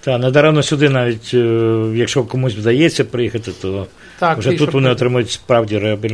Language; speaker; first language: Ukrainian; native; Ukrainian